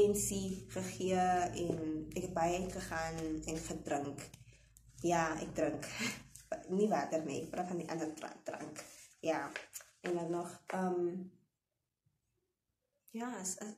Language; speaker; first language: Afrikaans; non-native, local second language; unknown